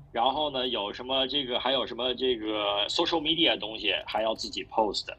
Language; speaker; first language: Chinese; early bilingual, heritage; Chinese